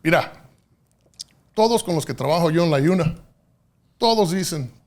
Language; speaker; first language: Spanish; early bilingual, heritage; Spanish